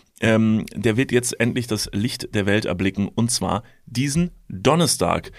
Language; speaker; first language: German; native; German